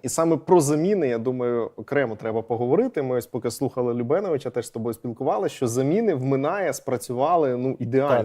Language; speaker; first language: Ukrainian; native; Ukrainian